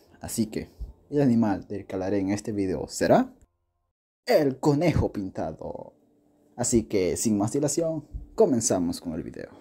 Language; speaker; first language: Spanish; native; Spanish